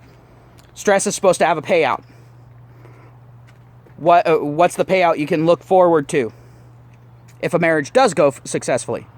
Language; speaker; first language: English; native; English